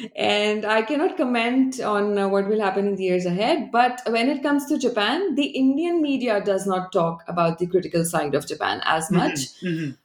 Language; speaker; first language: English; non-native, local second language; Hindi